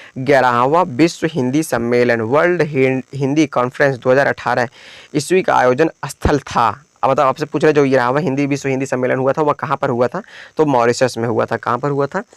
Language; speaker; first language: Hindi; native; Hindi